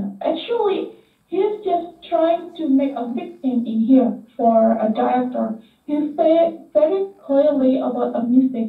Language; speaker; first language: English; non-native, learner; Indonesian